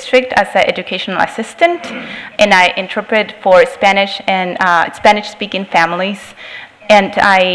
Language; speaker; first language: English; native; English